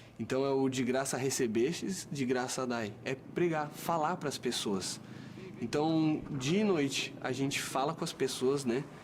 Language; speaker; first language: Portuguese; native; Portuguese